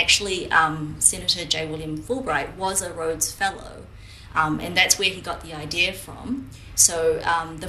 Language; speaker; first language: English; native; English